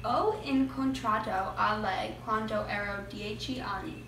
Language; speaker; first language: Italian; non-native, learner; English